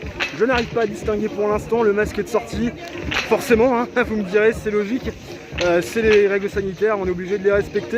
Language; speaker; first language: French; native; French